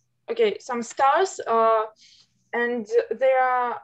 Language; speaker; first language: English; non-native, learner; Russian